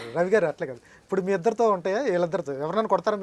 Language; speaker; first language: Telugu; native; Telugu